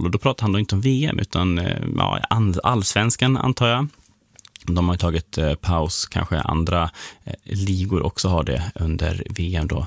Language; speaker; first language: Swedish; native; Swedish